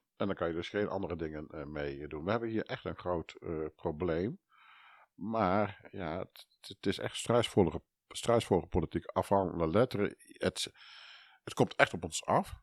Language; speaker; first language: Dutch; native; Dutch